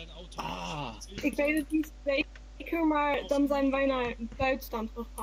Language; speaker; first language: Dutch; early bilingual, heritage; Dutch